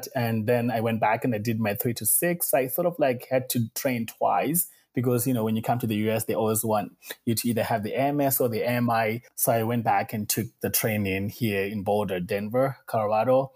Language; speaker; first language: English; non-native, local second language; Shona